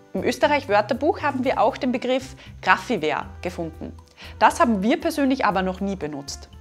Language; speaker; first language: German; native; German